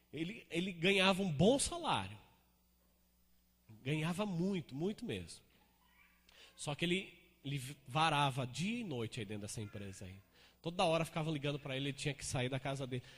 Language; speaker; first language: Portuguese; native; Portuguese